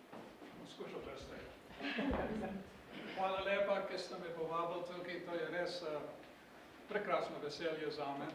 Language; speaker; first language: Slovenian; early bilingual, heritage; Slovenian